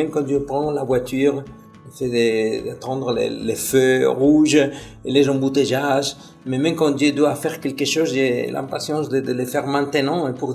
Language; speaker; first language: French; non-native, fluent; Spanish